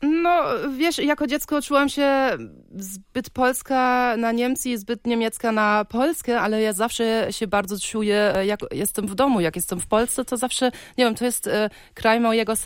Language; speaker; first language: Polish; early bilingual, heritage; Polish